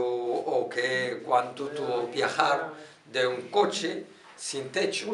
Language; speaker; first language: Spanish; non-native, learner; Arabic